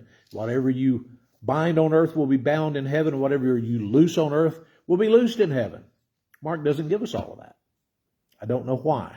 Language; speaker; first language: English; native; English